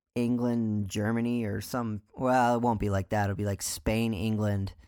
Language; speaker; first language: English; native; English